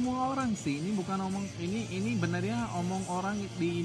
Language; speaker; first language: Indonesian; non-native, fluent; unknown